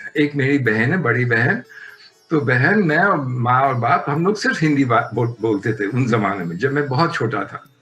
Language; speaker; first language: Hindi; native; Hindi